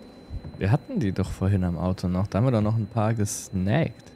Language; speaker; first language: German; native; German